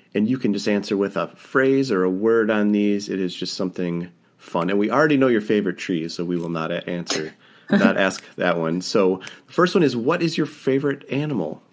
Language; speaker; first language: English; native; English